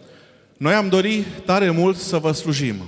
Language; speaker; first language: Romanian; non-native, fluent; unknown